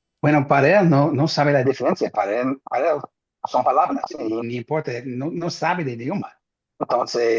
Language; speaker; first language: Spanish; non-native, fluent; English